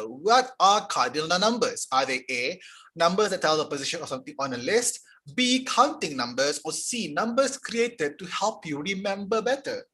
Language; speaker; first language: English; non-native, local second language; Malay